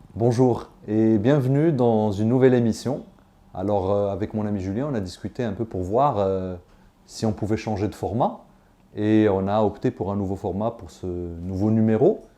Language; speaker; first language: French; non-native, local second language; Arabic